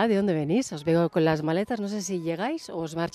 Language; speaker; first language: Spanish; native; Spanish